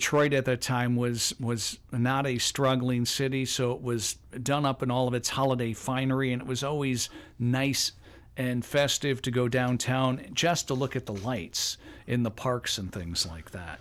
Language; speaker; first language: English; native; English